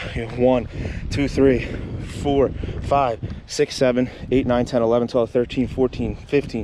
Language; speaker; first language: English; native; English